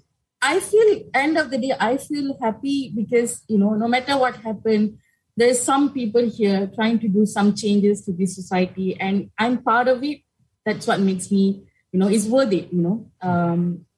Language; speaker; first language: English; non-native, local second language; Tamil